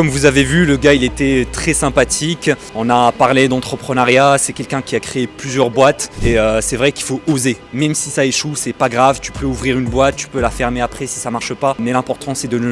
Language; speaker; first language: French; native; French